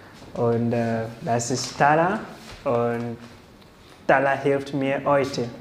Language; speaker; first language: German; non-native, learner; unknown